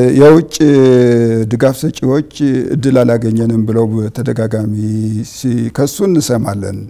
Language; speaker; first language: Amharic; non-native, local second language; Tigrinya